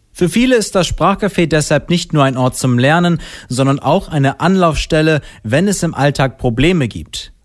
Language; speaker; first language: German; native; German